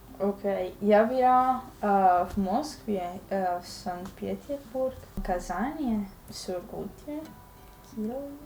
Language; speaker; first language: Russian; non-native, learner; Italian